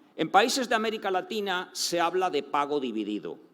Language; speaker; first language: Spanish; native; Spanish